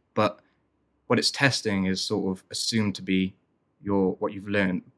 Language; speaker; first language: English; native; English